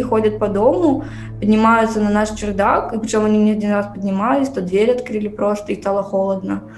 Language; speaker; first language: Russian; native; Russian